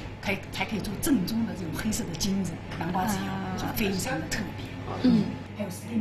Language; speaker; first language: Chinese; native; Chinese